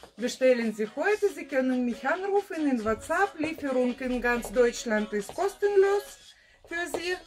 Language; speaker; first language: German; non-native, fluent; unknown